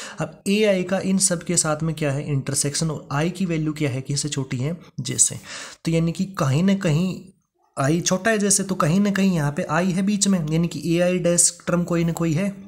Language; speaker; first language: Hindi; native; Hindi